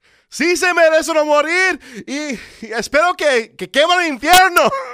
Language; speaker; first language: Spanish; early bilingual, other home language; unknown